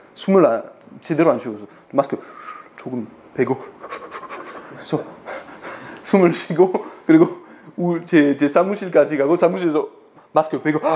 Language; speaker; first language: Korean; non-native, fluent; French